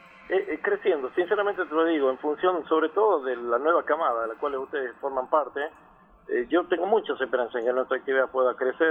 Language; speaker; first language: Spanish; native; Spanish